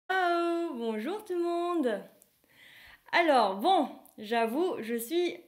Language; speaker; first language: French; non-native, fluent; Vietnamese